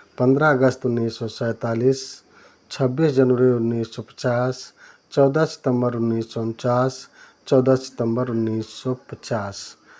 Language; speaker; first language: Hindi; native; Hindi